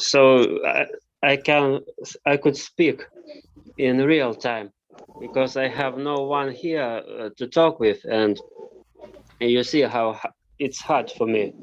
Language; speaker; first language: English; non-native, learner; Russian